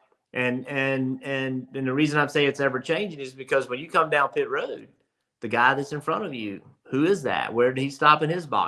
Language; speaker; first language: English; native; English